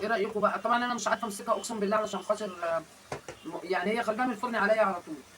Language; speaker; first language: Arabic; native; Arabic